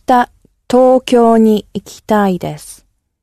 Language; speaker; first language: Japanese; non-native, learner; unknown